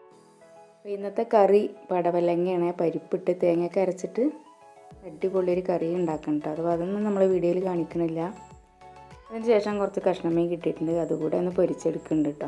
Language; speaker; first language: Malayalam; native; Malayalam